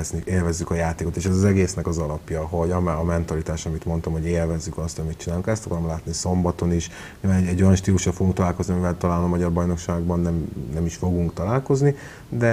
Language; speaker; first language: Hungarian; native; Hungarian